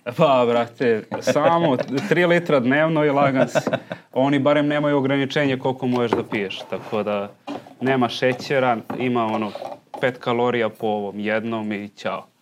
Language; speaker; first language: Serbian; native; Serbian